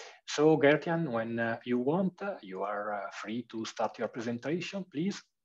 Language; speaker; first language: English; non-native, fluent; Italian